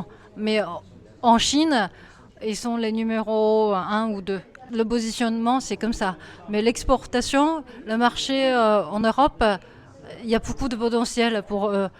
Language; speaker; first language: French; non-native, fluent; Chinese